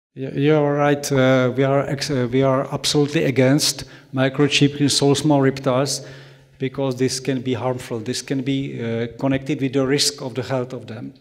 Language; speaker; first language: English; non-native, fluent; Czech